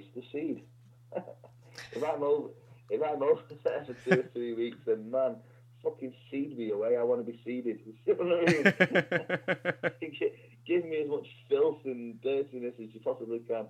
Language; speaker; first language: English; native; English